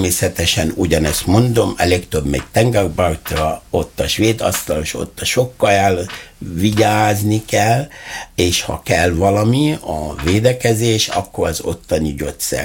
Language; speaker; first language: Hungarian; non-native, learner; Arabic